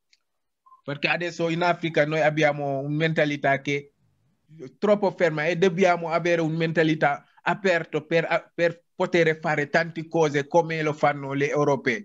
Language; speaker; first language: Italian; non-native, learner; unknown